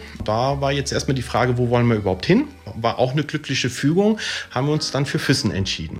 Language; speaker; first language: German; early bilingual, other home language; Italian